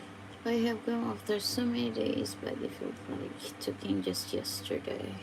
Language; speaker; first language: English; non-native, fluent; Filipino